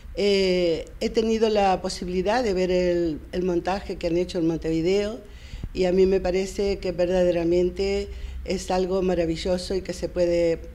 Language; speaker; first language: Spanish; native; Spanish